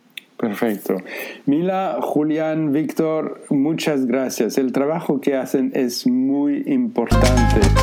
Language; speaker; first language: Spanish; non-native, fluent; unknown